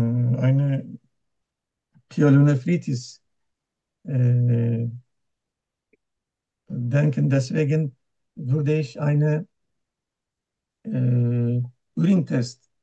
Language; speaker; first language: German; non-native, learner; Turkish